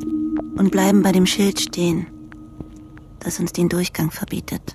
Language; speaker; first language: German; native; German